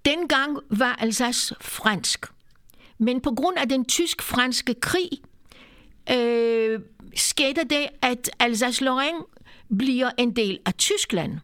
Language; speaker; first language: Danish; non-native, fluent; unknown